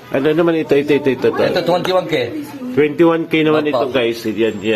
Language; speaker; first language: Filipino; native; Filipino